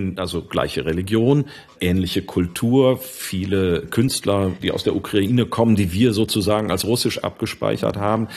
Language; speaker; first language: German; native; German